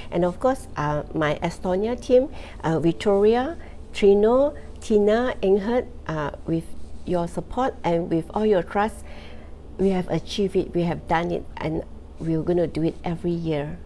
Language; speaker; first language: English; non-native, local second language; Chinese